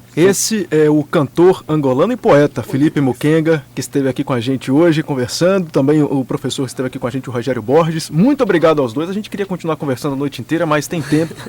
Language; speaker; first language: Portuguese; native; Portuguese